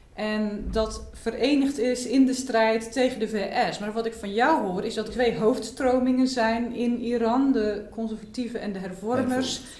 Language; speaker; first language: Dutch; native; Dutch